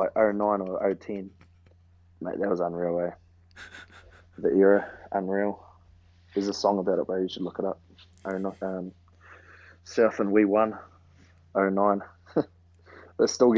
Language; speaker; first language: English; native; English